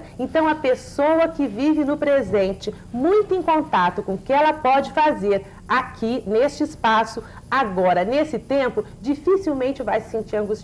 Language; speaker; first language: Portuguese; native; Portuguese